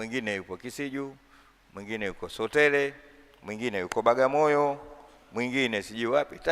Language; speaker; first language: Swahili; native; Swahili